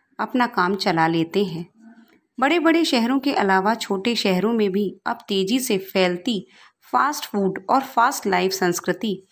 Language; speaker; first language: Hindi; native; Hindi